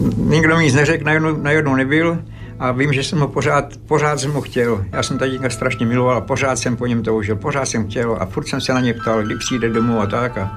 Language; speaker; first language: Czech; early bilingual, other home language; Slovak